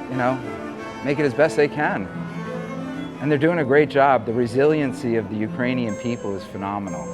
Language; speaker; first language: English; native; English